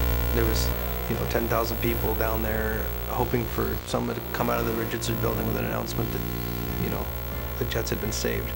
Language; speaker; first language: English; native; English